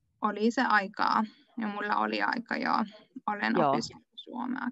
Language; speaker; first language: Finnish; non-native, learner; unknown